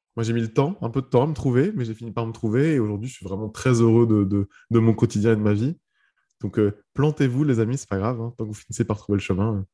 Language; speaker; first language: French; early bilingual, other home language; Arabic